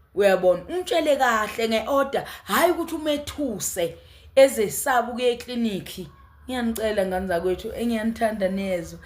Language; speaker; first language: Zulu; native; Zulu